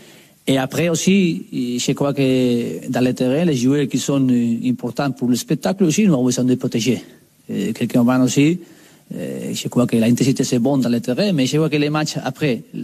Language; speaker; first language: French; non-native, learner; Spanish